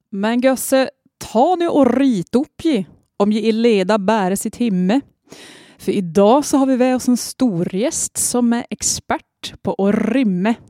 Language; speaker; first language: Swedish; native; Swedish